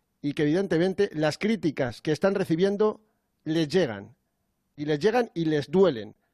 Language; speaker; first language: Spanish; native; Spanish